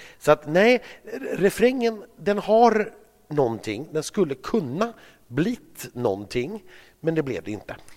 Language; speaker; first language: Swedish; native; Swedish